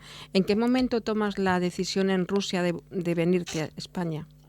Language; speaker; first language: Spanish; native; Spanish